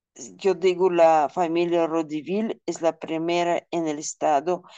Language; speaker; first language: Spanish; non-native, fluent; Russian